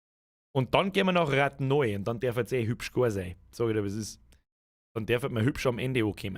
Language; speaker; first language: German; native; German